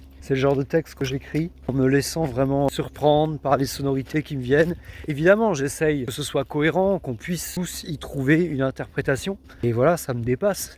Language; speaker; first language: French; native; French